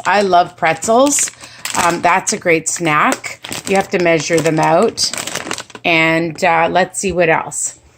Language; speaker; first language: English; native; English